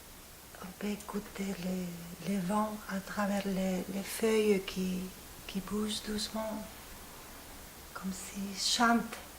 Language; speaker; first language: French; non-native, fluent; Spanish